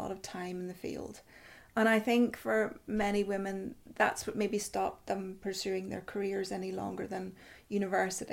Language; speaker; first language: English; native; English